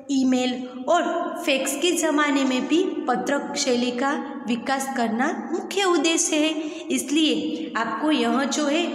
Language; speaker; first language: Hindi; non-native, local second language; Gujarati